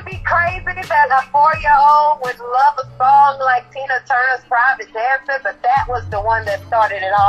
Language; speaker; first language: English; native; English